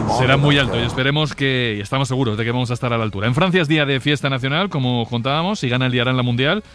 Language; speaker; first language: Spanish; native; Spanish